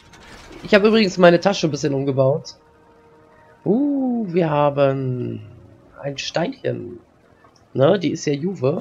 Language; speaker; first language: German; native; German